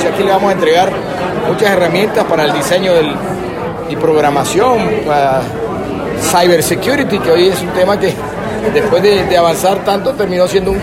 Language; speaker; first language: Spanish; native; Spanish